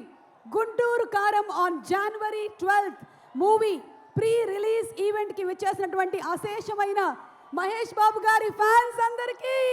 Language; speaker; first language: Telugu; native; Telugu